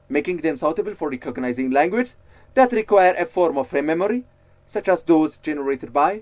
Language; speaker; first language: English; non-native, local second language; Amharic